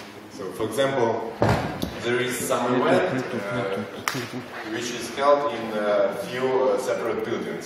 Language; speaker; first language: English; non-native, fluent; Russian